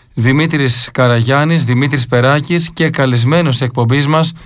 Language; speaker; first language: Greek; native; Greek